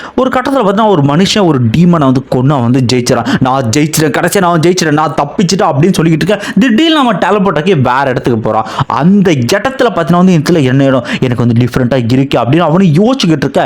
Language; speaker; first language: Tamil; native; Tamil